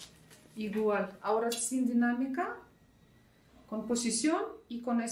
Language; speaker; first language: Spanish; non-native, fluent; Russian